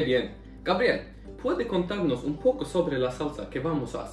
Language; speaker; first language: Spanish; non-native, learner; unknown